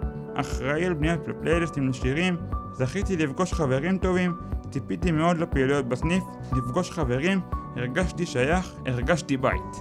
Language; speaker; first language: Hebrew; native; Hebrew